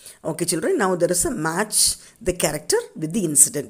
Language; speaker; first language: English; non-native, local second language; Tamil